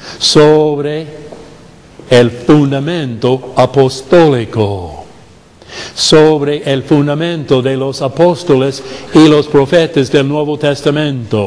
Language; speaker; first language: Spanish; non-native, fluent; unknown